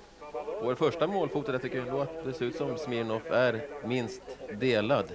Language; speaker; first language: Swedish; native; Swedish